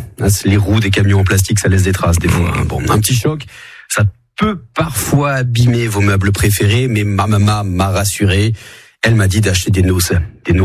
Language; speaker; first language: French; native; French